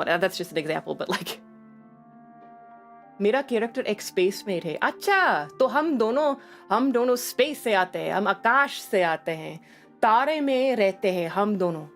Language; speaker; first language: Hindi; non-native, learner; English